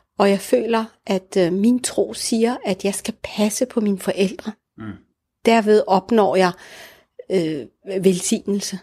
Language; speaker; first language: Danish; early bilingual, other home language; Arabic